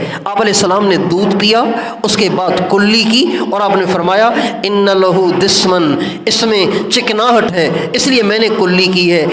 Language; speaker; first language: Urdu; non-native, local second language; Sindhi